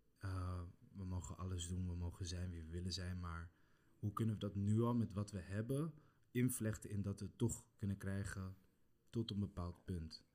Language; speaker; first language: Dutch; early bilingual, other home language; Kabuverdianu